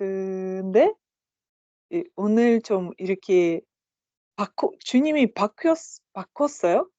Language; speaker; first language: Korean; non-native, learner; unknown